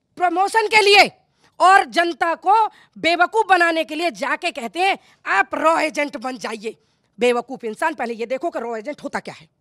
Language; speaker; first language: Hindi; native; Hindi